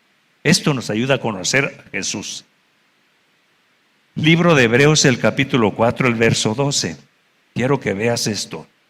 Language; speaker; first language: Spanish; native; Spanish